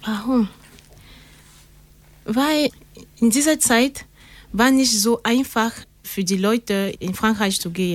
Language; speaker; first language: German; non-native, learner; French